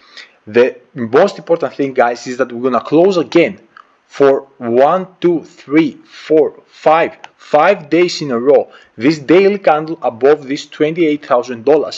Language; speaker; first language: English; non-native, fluent; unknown